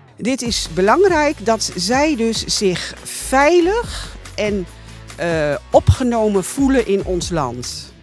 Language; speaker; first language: Dutch; native; Dutch